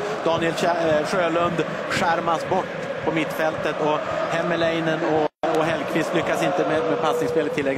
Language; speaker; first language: Swedish; native; Swedish